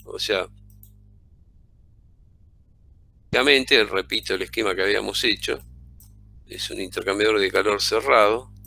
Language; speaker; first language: Spanish; native; Spanish